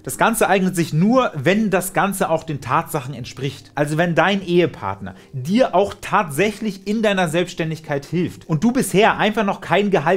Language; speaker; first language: German; native; German